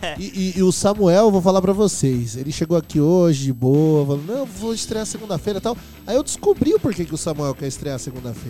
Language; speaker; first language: Portuguese; native; Portuguese